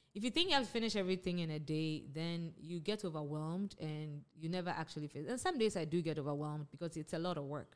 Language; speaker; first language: English; non-native, local second language; Akan